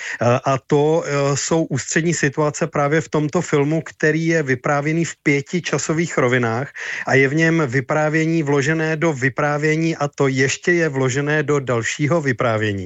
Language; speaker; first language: Czech; native; Czech